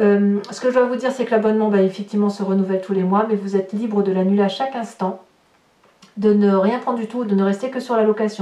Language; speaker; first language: French; native; French